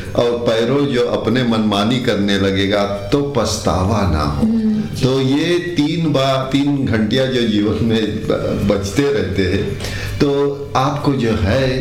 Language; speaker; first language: Hindi; early bilingual, heritage; Hindi